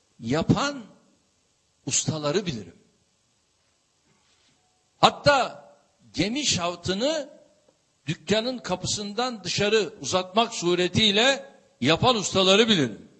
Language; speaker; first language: Turkish; native; Turkish